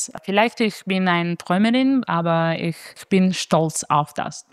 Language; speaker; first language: German; non-native, fluent; Italian